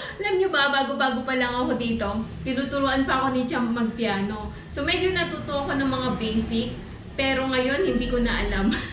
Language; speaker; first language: Filipino; native; Filipino